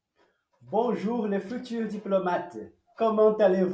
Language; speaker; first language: French; non-native, fluent; Portuguese